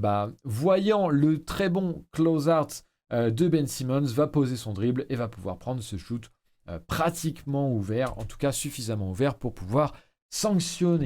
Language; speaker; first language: French; native; French